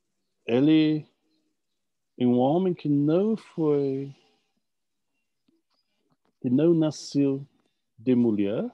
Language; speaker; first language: Portuguese; non-native, fluent; English